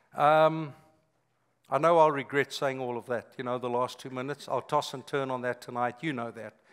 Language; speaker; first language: English; native; English